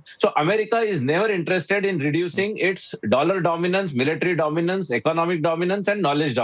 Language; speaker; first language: English; non-native, local second language; Hindi